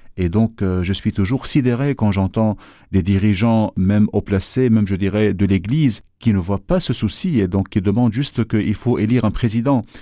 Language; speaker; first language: French; non-native, local second language; Arabic